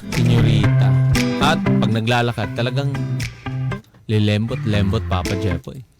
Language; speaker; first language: Filipino; non-native, local second language; Cebuano